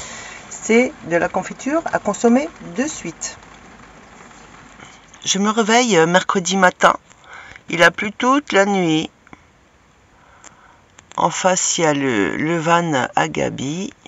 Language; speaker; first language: French; native; French